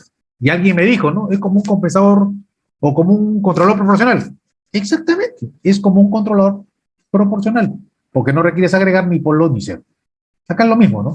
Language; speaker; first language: Spanish; native; Spanish